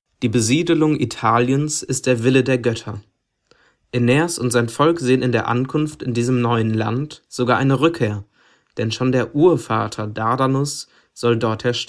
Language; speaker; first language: German; native; German